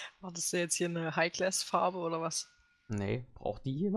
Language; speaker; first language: German; native; German